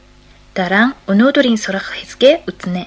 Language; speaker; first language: Mongolian; non-native, fluent; Japanese